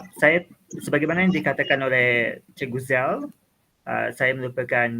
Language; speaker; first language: Malay; native; Malay